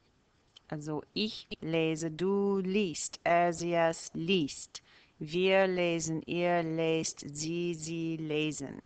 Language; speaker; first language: German; non-native, fluent; English